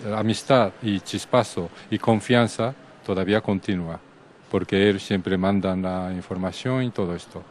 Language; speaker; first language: Spanish; non-native, learner; Japanese